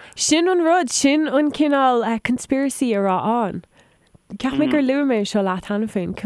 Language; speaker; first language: Irish; non-native, local second language; English